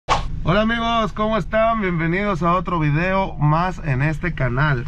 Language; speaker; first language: Spanish; native; Spanish